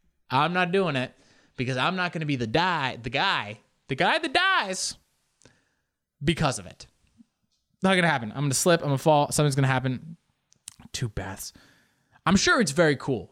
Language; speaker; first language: English; early bilingual, other home language; Spanish